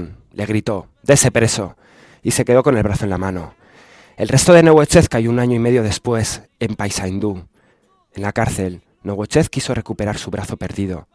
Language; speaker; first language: Spanish; native; Spanish